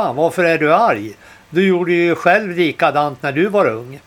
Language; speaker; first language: Swedish; native; Swedish